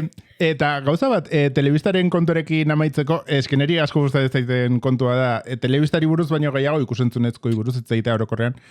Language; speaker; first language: Basque; native; Basque